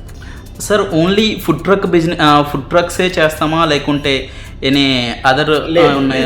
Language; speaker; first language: Telugu; native; Telugu